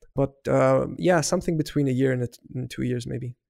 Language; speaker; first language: English; non-native, fluent; German